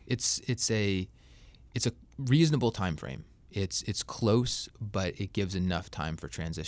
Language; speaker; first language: English; native; English